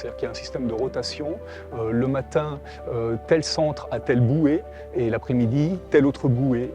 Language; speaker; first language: French; native; French